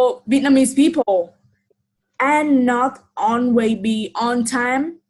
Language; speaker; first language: English; non-native, fluent; Vietnamese